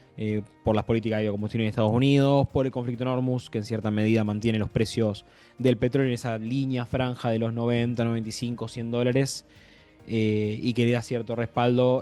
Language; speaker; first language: Spanish; native; Spanish